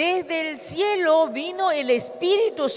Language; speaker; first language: Spanish; native; Spanish